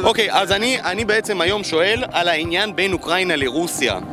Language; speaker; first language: Hebrew; native; Hebrew